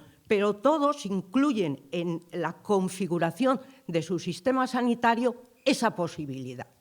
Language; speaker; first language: Spanish; native; Spanish